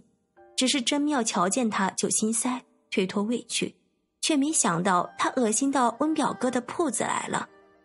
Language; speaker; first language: Chinese; native; Chinese